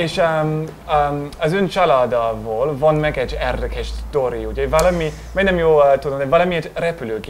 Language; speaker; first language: Hungarian; non-native, learner; English